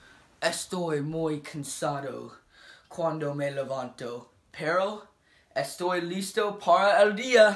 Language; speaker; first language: Spanish; non-native, learner; English